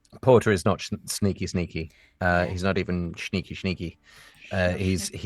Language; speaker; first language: English; native; English